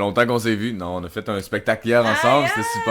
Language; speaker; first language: French; native; French